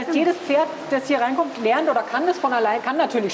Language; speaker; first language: German; native; German